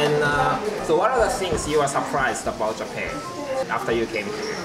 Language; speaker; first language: English; non-native, learner; Japanese